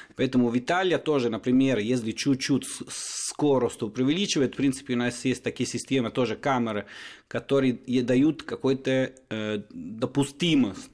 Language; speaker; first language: Russian; non-native, fluent; Italian